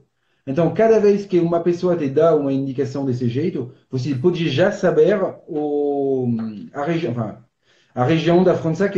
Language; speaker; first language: Portuguese; non-native, fluent; French